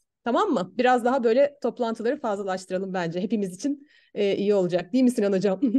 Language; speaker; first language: Turkish; native; Turkish